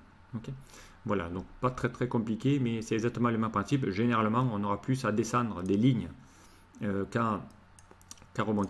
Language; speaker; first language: French; native; French